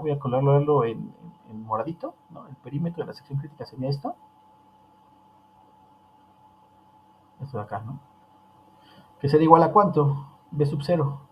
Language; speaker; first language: Spanish; native; Spanish